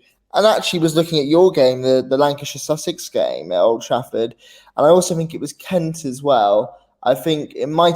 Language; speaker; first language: English; native; English